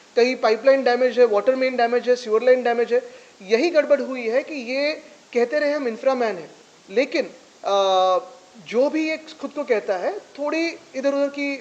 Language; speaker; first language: Hindi; non-native, local second language; Marathi